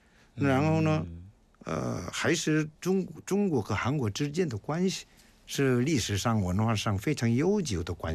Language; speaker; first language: Chinese; non-native, fluent; Korean